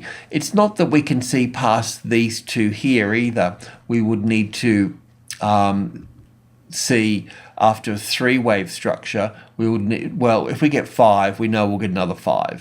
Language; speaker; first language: English; native; English